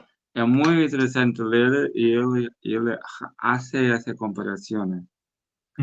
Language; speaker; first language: Spanish; non-native, learner; Portuguese